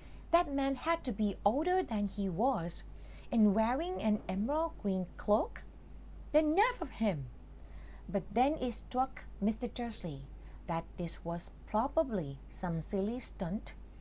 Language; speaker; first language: English; non-native, fluent; Thai